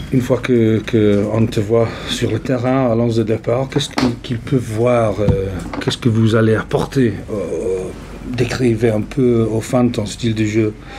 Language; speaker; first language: French; non-native, fluent; English